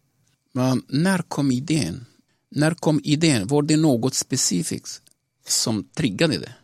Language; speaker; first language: Swedish; non-native, fluent; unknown